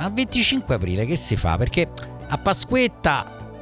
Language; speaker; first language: Italian; native; Italian